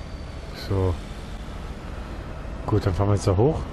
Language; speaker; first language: German; native; German